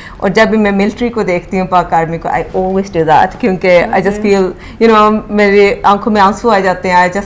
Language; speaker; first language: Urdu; early bilingual, heritage; Urdu